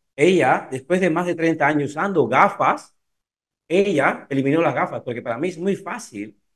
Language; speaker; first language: Spanish; native; Spanish